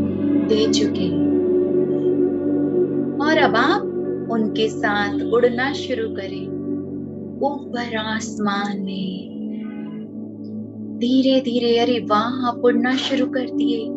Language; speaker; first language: Hindi; native; Hindi